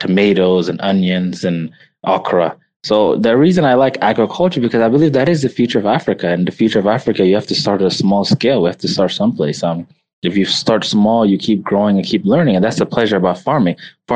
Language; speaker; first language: English; native; English